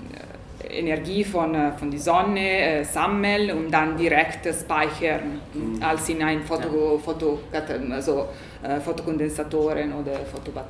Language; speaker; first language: German; non-native, learner; Italian